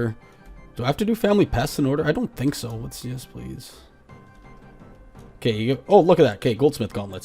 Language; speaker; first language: English; native; English